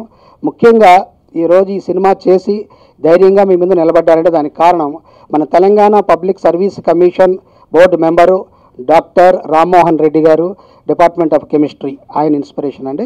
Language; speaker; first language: Telugu; native; Telugu